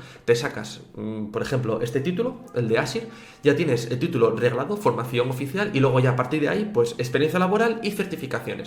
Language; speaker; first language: Spanish; native; Spanish